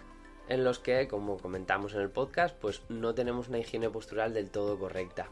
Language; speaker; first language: Spanish; native; Spanish